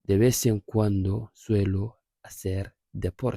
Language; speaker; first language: Spanish; non-native, local second language; Fula